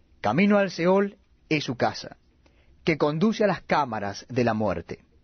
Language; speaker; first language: Spanish; native; Spanish